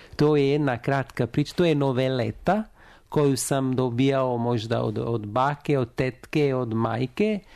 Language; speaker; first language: Serbian; non-native, fluent; Italian